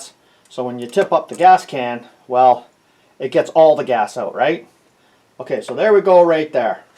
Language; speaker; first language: English; native; English